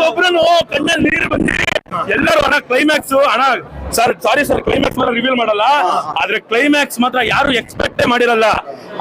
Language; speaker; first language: Kannada; native; Kannada